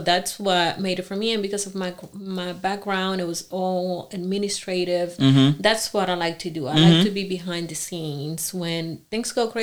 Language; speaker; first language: English; non-native, fluent; Spanish